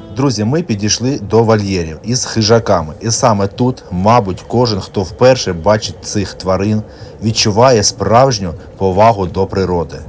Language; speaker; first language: Ukrainian; native; Ukrainian